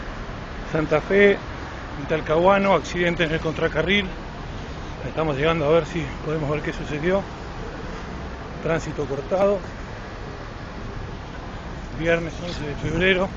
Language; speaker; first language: Spanish; native; Spanish